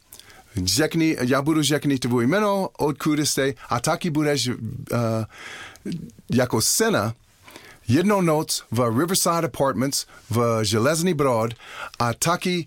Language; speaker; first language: Czech; non-native, learner; English